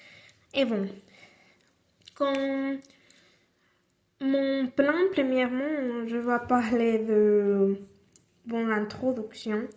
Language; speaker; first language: French; non-native, learner; Spanish